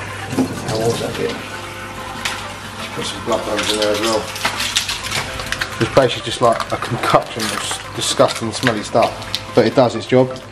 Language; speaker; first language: English; native; English